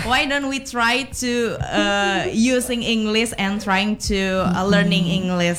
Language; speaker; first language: English; non-native, learner; Indonesian